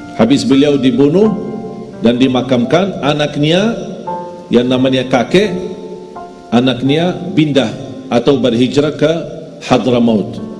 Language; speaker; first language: Indonesian; non-native, fluent; Arabic